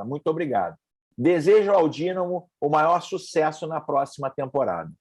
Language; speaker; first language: Portuguese; native; Portuguese